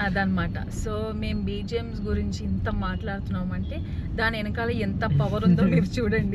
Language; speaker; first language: Telugu; native; Telugu